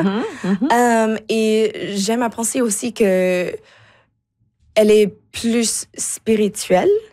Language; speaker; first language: French; non-native, local second language; English